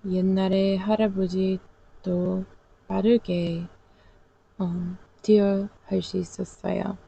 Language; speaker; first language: Korean; non-native, learner; English